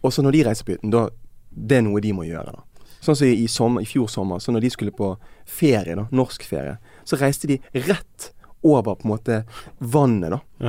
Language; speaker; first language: Norwegian; native; Norwegian